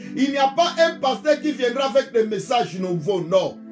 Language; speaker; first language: French; non-native, local second language; Lingala